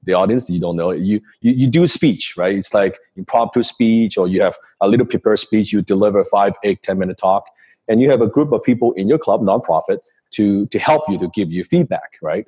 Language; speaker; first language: English; non-native, local second language; Cantonese